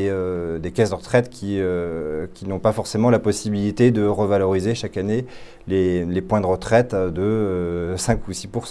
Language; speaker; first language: French; native; French